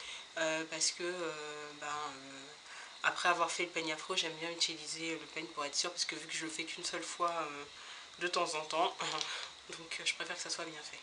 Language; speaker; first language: French; native; French